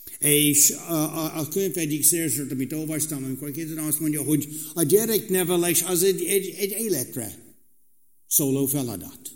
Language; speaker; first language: Hungarian; non-native, fluent; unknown